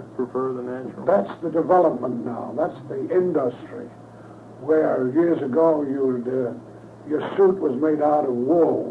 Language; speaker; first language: English; native; English